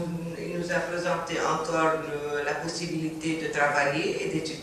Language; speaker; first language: French; non-native, fluent; Arabic